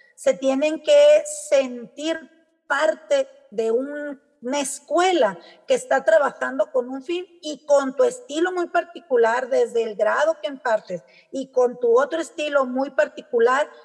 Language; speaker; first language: Spanish; native; Spanish